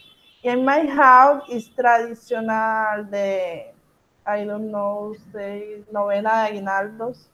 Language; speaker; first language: English; non-native, learner; Spanish